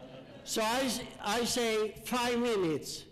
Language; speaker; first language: English; non-native, learner; Swedish